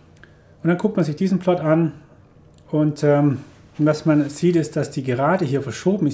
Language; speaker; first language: German; native; German